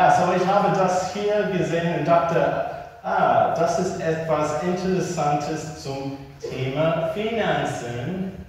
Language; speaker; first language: German; non-native, learner; English